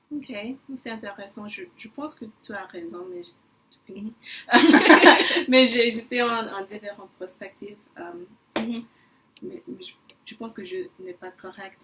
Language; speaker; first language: French; non-native, learner; English